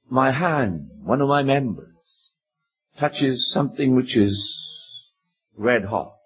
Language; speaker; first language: English; native; English